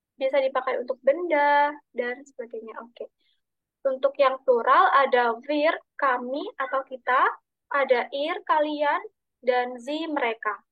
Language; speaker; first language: Indonesian; native; Indonesian